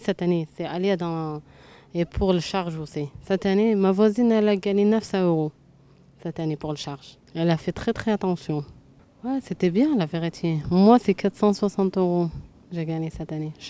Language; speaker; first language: French; non-native, learner; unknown